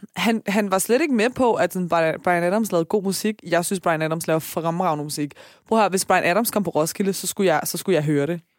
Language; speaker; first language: Danish; native; Danish